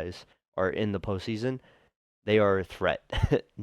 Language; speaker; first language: English; native; English